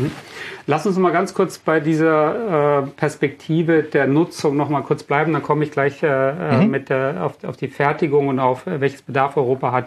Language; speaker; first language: German; native; German